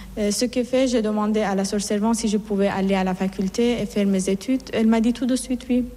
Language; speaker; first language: French; non-native, fluent; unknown